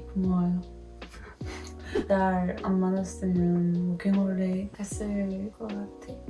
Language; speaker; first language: Korean; non-native, fluent; Dutch